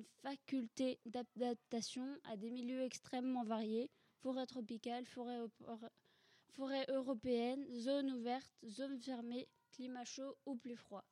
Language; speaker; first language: French; native; French